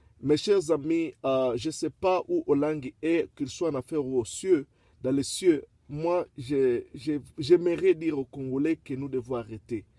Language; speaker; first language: French; non-native, local second language; Lingala